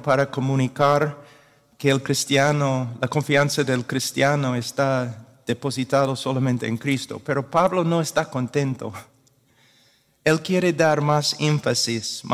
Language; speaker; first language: Spanish; non-native, fluent; English